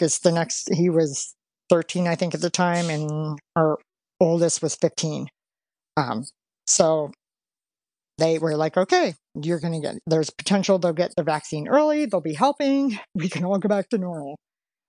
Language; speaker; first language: English; native; English